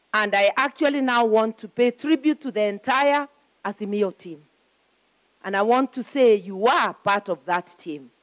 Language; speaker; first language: English; non-native, local second language; Kikuyu